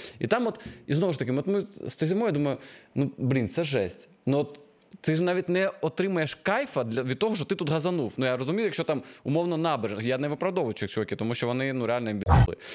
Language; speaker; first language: Ukrainian; non-native, local second language; Russian